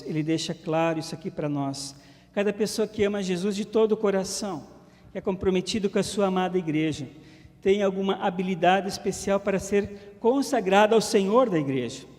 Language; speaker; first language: Portuguese; native; Portuguese